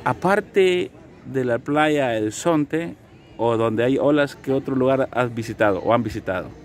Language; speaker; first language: Spanish; native; Spanish